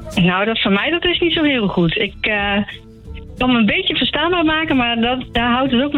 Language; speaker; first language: Dutch; native; Dutch